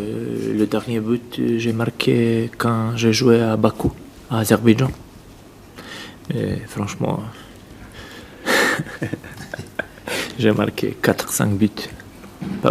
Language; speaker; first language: French; non-native, fluent; Serbian